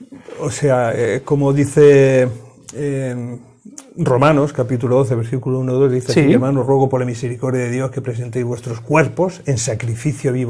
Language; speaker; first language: Spanish; native; Spanish